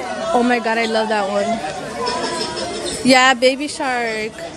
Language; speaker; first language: English; early bilingual, other home language; Spanish